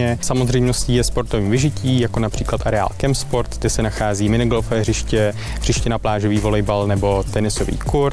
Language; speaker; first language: Czech; native; Czech